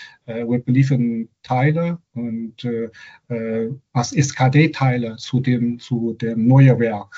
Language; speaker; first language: German; non-native, fluent; Chinese